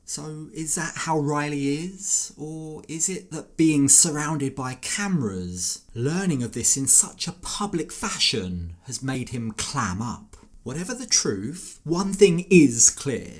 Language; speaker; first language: English; native; English